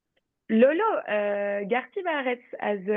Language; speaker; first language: Hebrew; non-native, learner; French